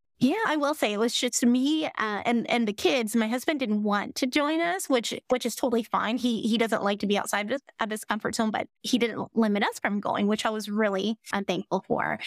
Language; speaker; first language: English; native; English